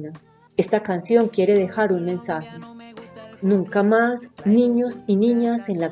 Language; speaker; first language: Spanish; native; Spanish